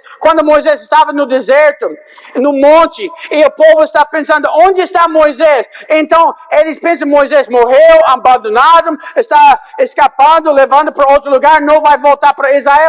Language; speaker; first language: Portuguese; non-native, fluent; English